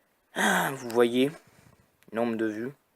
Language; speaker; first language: French; native; French